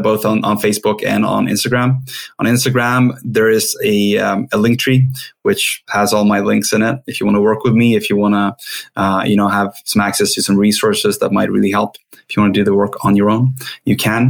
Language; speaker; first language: English; non-native, fluent; Swedish